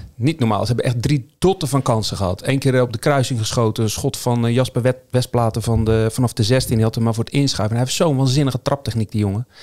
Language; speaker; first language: Dutch; native; Dutch